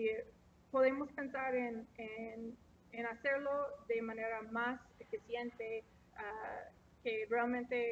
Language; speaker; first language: Spanish; non-native, fluent; English